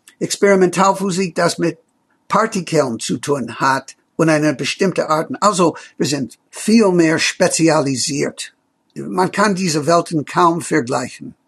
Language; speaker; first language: German; non-native, fluent; English